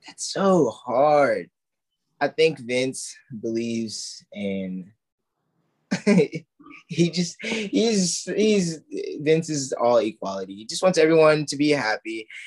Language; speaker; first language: English; native; English